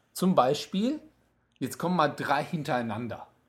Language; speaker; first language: German; native; German